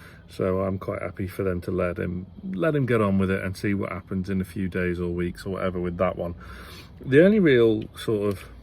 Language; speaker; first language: English; native; English